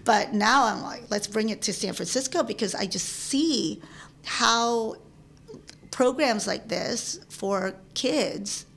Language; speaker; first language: English; early bilingual, other home language; Filipino